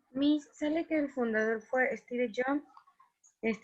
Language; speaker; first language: Spanish; native; Spanish